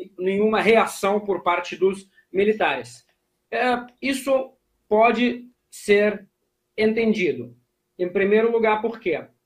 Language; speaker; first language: Portuguese; non-native, fluent; Russian